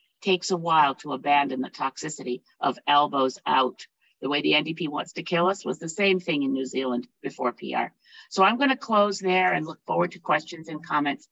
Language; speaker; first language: English; native; English